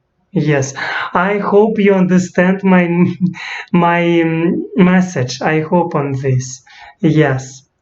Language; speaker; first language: English; non-native, learner; Russian